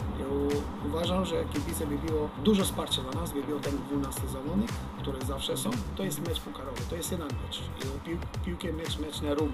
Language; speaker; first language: Polish; non-native, learner; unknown